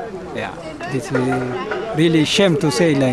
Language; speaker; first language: English; non-native, learner; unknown